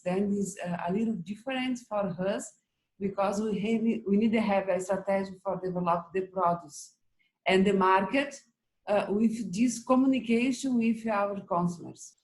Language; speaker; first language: English; non-native, learner; Portuguese